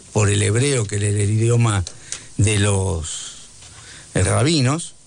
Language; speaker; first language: Spanish; native; Spanish